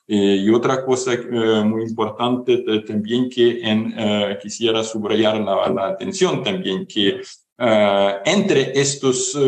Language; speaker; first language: Spanish; non-native, fluent; Ukrainian